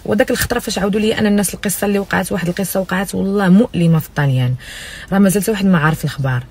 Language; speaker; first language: Arabic; native; Arabic